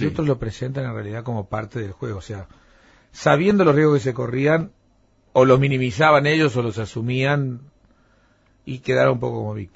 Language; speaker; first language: Spanish; native; Spanish